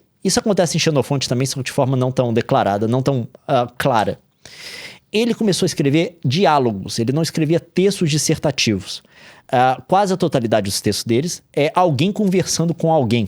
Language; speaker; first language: Portuguese; native; Portuguese